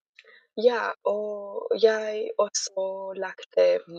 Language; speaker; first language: Norwegian; non-native, learner; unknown